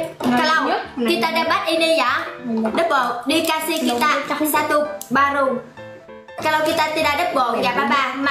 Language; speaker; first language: Indonesian; non-native, learner; Vietnamese